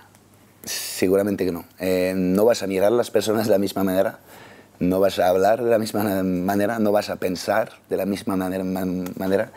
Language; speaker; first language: Spanish; non-native, fluent; French